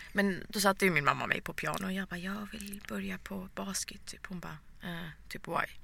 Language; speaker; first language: Swedish; early bilingual, other home language; Persian